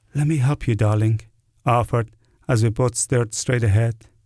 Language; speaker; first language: English; non-native, fluent; Persian